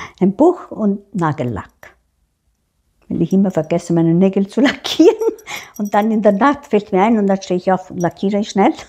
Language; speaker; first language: German; non-native, fluent; Italian